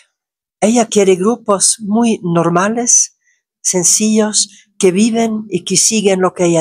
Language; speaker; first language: Spanish; non-native, fluent; Croatian